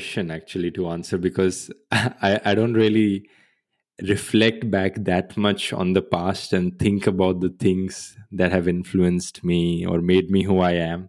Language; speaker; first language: English; non-native, local second language; Hindi